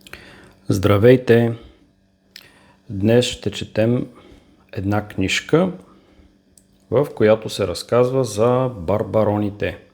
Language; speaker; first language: Bulgarian; native; Bulgarian